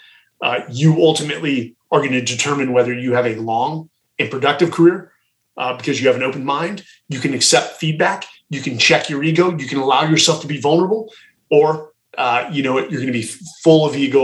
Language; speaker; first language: English; native; English